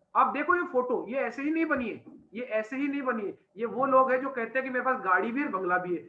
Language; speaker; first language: Hindi; native; Hindi